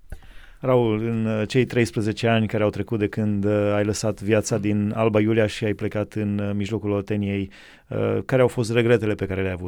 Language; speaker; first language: Romanian; native; Romanian